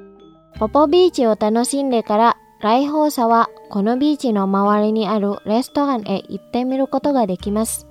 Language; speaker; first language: Japanese; non-native, fluent; Indonesian